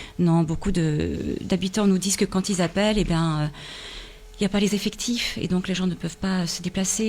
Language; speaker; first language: French; native; French